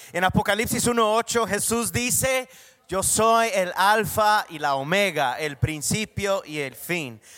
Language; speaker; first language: Spanish; non-native, fluent; English